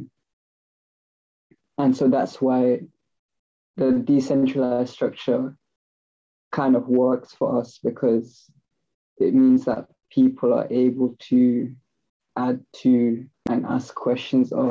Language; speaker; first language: English; native; English